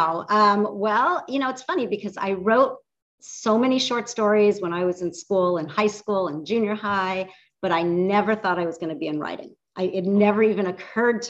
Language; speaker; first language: English; native; English